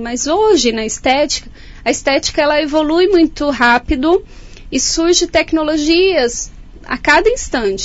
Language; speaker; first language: Portuguese; native; Portuguese